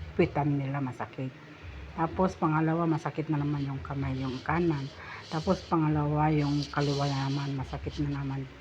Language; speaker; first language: Filipino; non-native, local second language; Iloko